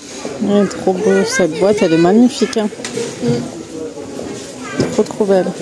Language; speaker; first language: French; native; French